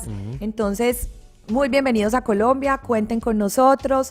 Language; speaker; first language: Spanish; native; Spanish